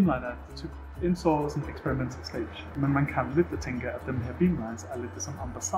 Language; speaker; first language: Swedish; non-native, fluent; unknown